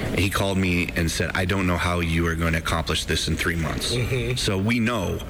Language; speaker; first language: English; native; English